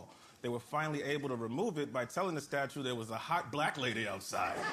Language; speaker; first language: English; native; English